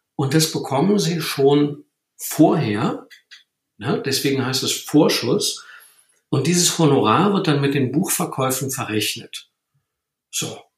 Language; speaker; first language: German; native; German